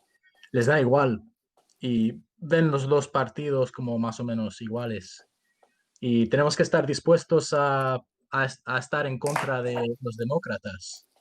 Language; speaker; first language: Spanish; early bilingual, heritage; Spanish